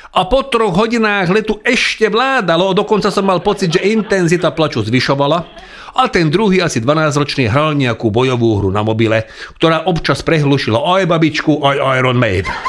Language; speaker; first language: Slovak; non-native, local second language; Hungarian